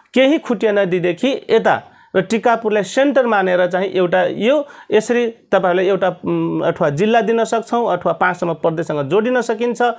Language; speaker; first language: Nepali; non-native, local second language; Rana Tharu